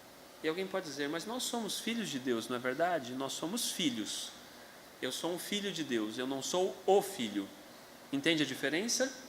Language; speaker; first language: Portuguese; native; Portuguese